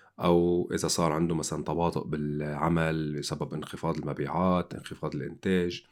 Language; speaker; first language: Arabic; native; Arabic